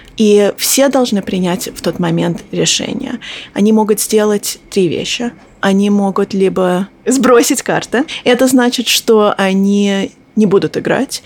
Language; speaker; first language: Russian; early bilingual, heritage; Russian